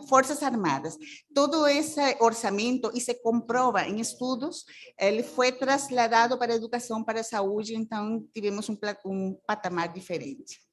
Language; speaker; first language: Portuguese; non-native, fluent; Spanish